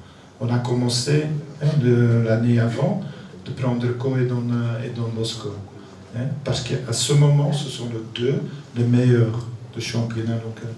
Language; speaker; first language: French; non-native, learner; Dutch